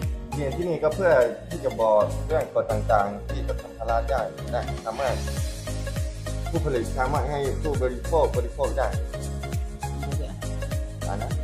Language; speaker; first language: Thai; non-native, local second language; Malay